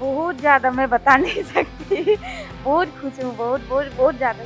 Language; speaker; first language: Hindi; non-native, local second language; Manipuri